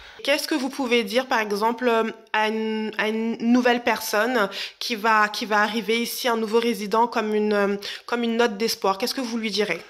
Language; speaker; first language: French; native; French